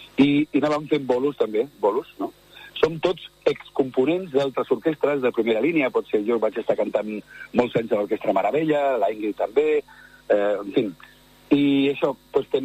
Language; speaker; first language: Catalan; native; Catalan